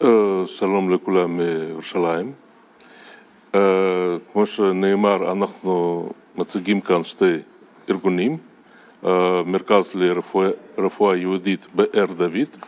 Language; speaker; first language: Hebrew; non-native, fluent; Russian